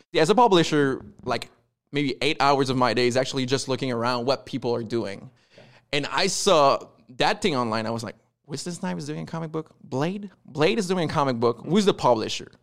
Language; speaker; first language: English; non-native, fluent; French